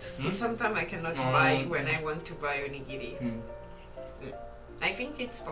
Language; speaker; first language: English; non-native, fluent; Italian